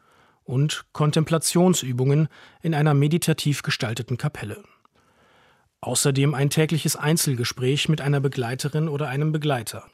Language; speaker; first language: German; native; German